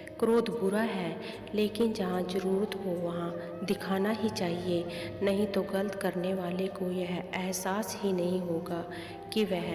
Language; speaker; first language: Hindi; native; Hindi